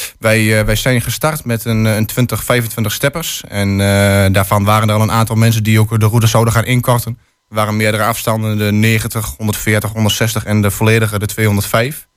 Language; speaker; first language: Dutch; native; Dutch